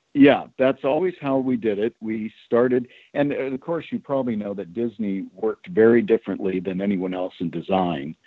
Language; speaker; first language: English; native; English